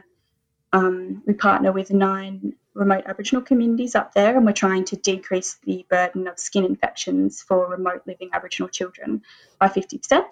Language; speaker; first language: English; native; English